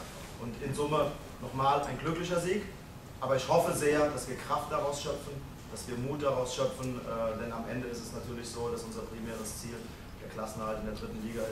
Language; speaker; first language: German; native; German